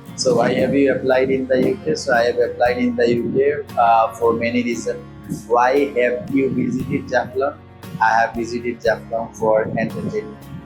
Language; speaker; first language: English; non-native, local second language; Sylheti